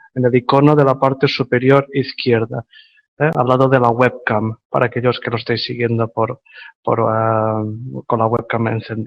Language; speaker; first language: Spanish; native; Spanish